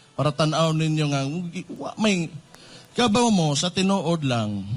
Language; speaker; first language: Cebuano; native; Cebuano